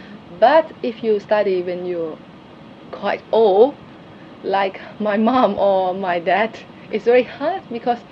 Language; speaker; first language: English; non-native, learner; Thai